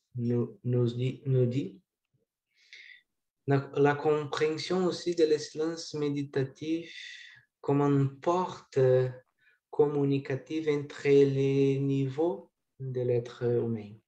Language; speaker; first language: French; non-native, learner; Portuguese